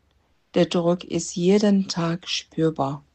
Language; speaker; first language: German; non-native, fluent; Persian